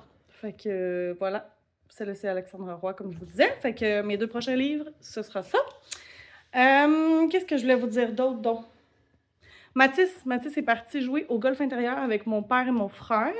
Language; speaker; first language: French; native; French